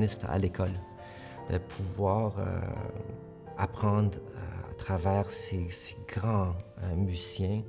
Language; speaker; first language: French; early bilingual, other home language; Korean